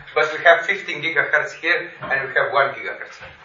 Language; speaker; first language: English; non-native, fluent; Slovenian